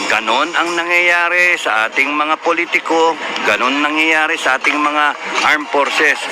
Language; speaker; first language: Filipino; native; Filipino